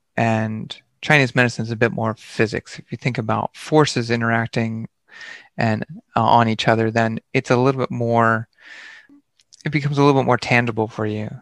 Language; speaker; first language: English; native; English